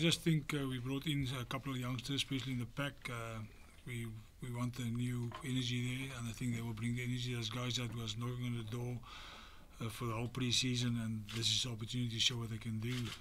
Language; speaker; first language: English; non-native, local second language; Afrikaans